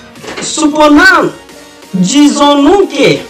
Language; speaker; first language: French; non-native, learner; Portuguese